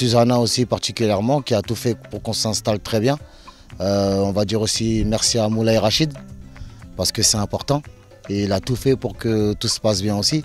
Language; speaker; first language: French; native; French